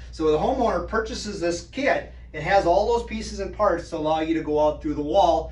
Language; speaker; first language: English; native; English